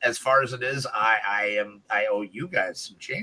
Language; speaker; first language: English; native; English